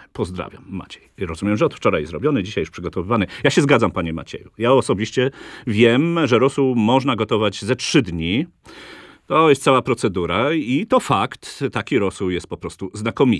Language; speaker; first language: Polish; native; Polish